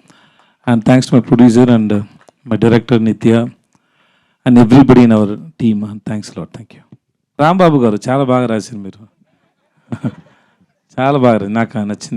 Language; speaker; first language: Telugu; non-native, learner; Tamil